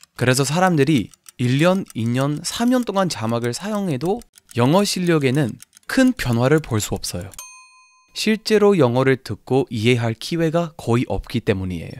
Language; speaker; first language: Korean; non-native, fluent; English